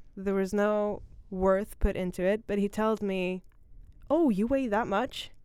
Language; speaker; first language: English; non-native, fluent; Swedish